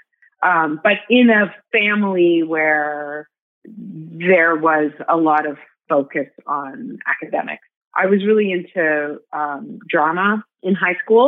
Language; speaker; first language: English; native; English